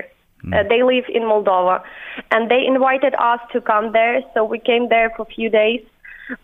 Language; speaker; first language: English; non-native, fluent; Ukrainian